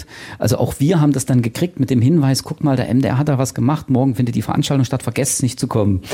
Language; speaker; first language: German; native; German